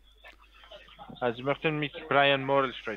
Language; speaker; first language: German; non-native, learner; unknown